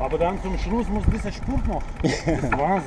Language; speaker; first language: German; non-native, learner; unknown